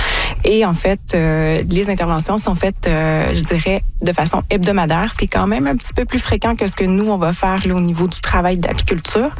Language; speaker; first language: French; native; French